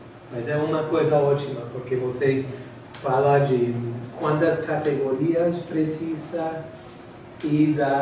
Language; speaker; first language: Portuguese; non-native, fluent; English